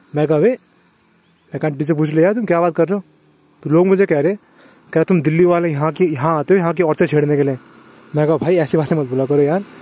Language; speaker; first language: Hindi; native; Hindi